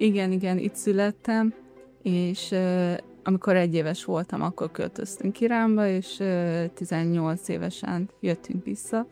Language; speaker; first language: Hungarian; early bilingual, heritage; Hungarian